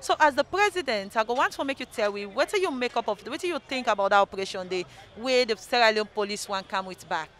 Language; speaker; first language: English; non-native, local second language; Krio